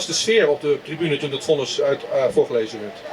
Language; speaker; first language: Dutch; native; Dutch